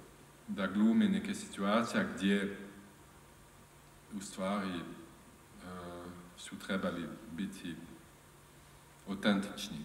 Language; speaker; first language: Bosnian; non-native, learner; French